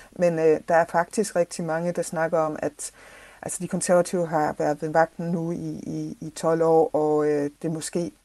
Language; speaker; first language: Danish; non-native, fluent; English